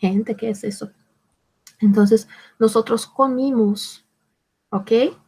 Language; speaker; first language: Spanish; non-native, fluent; Portuguese